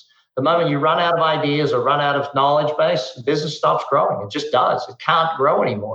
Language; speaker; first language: English; native; English